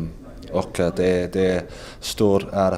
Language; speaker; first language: Swedish; non-native, fluent; English